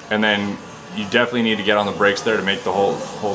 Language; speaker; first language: English; native; English